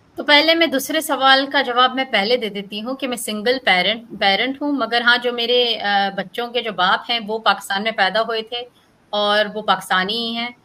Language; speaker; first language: Urdu; native; Urdu